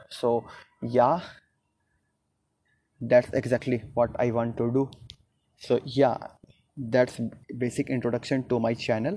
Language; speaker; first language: English; non-native, local second language; Hindi